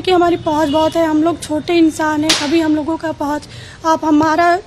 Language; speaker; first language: Hindi; native; Hindi